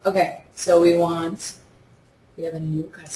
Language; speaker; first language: English; native; English